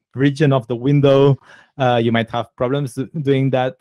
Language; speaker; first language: English; non-native, fluent; Catalan